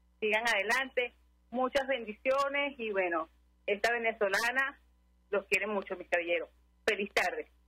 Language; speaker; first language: Spanish; native; Spanish